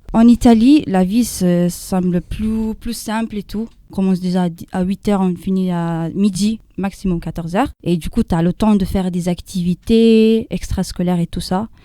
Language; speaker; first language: French; non-native, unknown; Italian